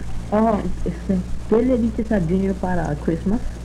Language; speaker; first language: Spanish; early bilingual, heritage; Spanish